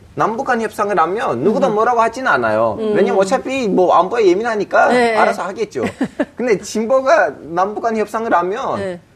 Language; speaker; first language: Korean; non-native, fluent; Turkish